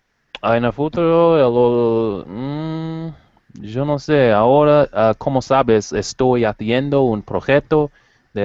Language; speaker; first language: Spanish; non-native, learner; English